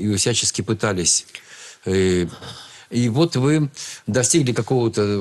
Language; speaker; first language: Russian; native; Russian